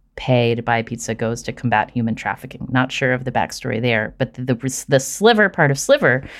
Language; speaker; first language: English; native; English